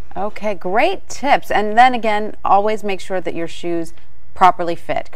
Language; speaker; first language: English; native; English